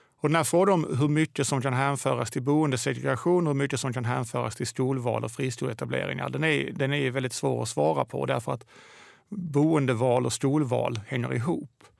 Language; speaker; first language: Swedish; native; Swedish